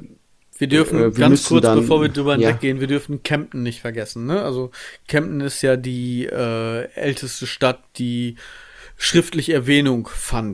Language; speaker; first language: German; native; German